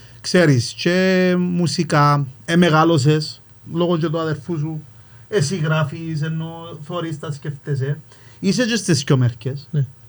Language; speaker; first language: Greek; native; Greek